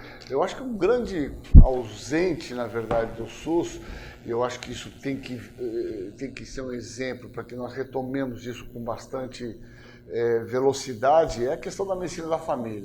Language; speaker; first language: Portuguese; native; Portuguese